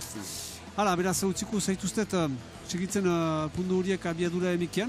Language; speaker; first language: Basque; native; Basque